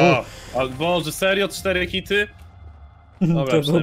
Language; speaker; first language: Polish; native; Polish